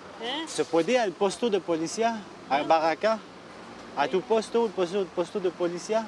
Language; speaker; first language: Spanish; non-native, learner; French